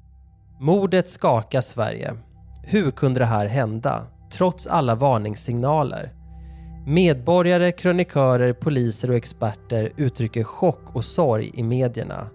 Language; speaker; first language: Swedish; native; Swedish